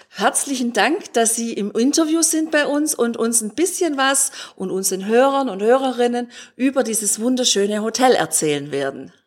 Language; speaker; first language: German; native; German